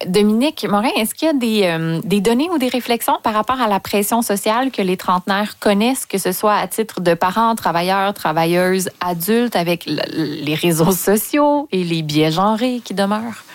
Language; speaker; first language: French; native; French